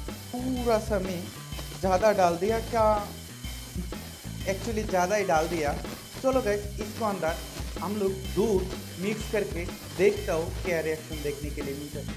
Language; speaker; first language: Hindi; non-native, learner; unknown